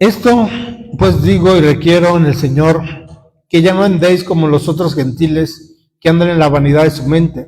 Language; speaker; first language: Spanish; native; Spanish